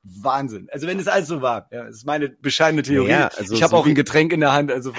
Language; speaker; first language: German; native; German